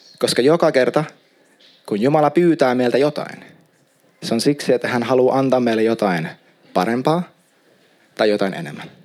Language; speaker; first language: Finnish; native; Finnish